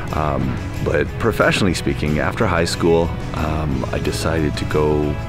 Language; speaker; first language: English; native; English